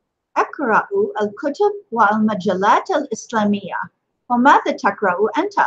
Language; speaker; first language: Arabic; non-native, fluent; English